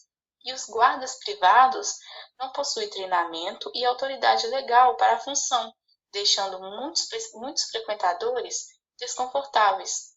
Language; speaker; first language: Portuguese; native; Portuguese